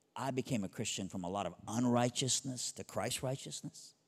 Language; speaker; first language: English; early bilingual, other home language; Persian